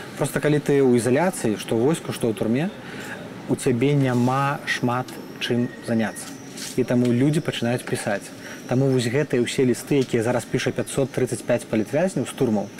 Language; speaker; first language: Belarusian; native; Belarusian